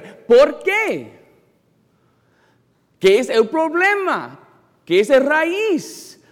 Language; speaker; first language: Spanish; non-native, learner; English